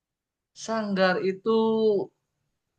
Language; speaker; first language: Indonesian; native; Indonesian